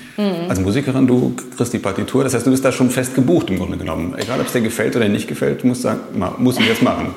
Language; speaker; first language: German; native; German